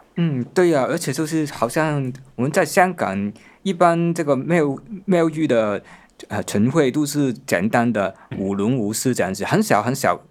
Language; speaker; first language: Chinese; non-native, local second language; Cantonese